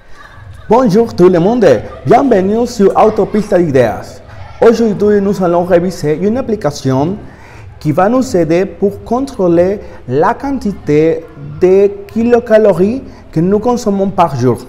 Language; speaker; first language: French; non-native, learner; Spanish